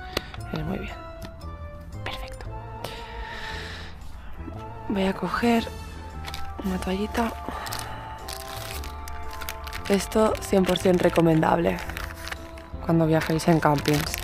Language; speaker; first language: Spanish; non-native, learner; Italian